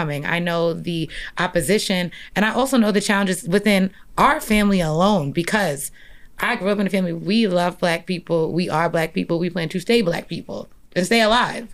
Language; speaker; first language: English; native; English